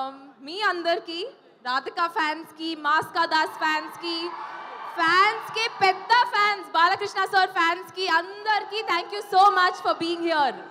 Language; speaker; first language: Telugu; non-native, local second language; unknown